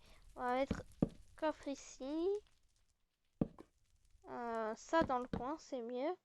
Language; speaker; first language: French; native; French